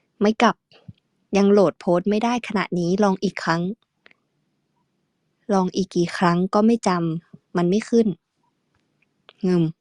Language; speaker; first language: Thai; native; Thai